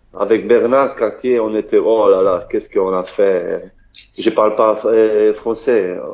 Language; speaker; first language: French; non-native, learner; Polish